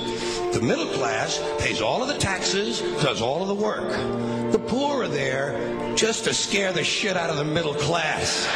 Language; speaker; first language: English; native; English